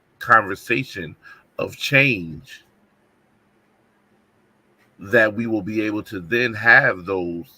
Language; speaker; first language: English; native; English